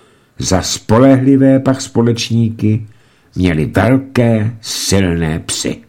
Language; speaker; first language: Czech; native; Czech